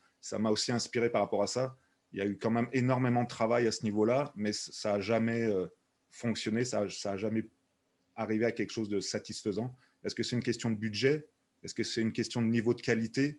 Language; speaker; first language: French; native; French